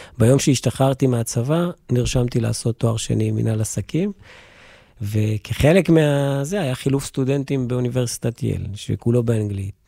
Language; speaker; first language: Hebrew; native; Hebrew